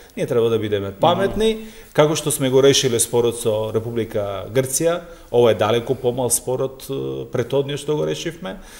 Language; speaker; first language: Macedonian; non-native, local second language; Albanian